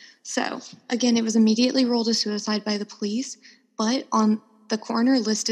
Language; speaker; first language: English; native; English